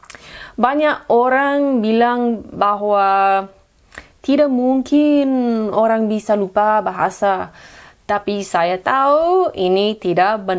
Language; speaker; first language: Indonesian; non-native, fluent; English